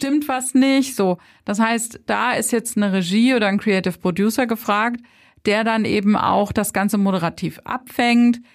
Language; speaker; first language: German; native; German